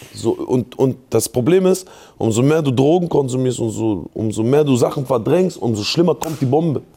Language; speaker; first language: German; native; German